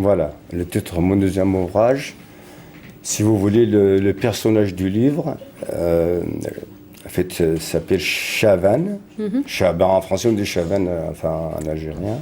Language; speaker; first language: French; non-native, local second language; Kabyle